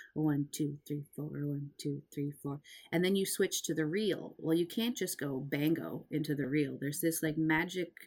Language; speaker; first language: English; native; English